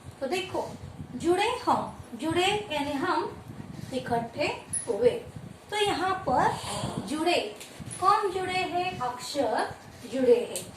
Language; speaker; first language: Hindi; non-native, local second language; Marathi